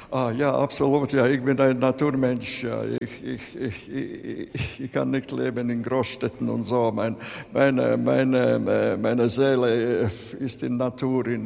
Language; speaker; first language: German; non-native, fluent; Latvian